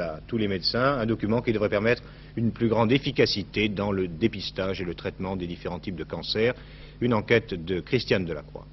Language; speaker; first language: French; native; French